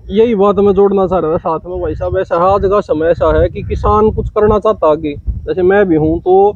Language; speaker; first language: Hindi; native; Hindi